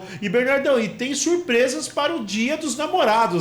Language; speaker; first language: Portuguese; native; Portuguese